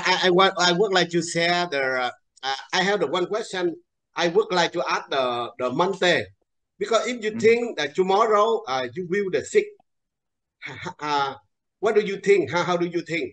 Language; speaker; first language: English; non-native, learner; Vietnamese